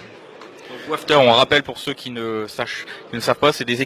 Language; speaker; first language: French; native; French